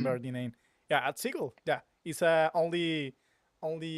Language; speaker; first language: English; non-native, learner; Spanish